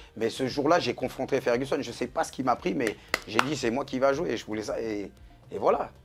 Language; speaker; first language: French; native; French